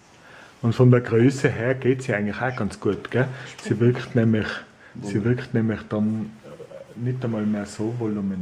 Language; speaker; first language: German; native; German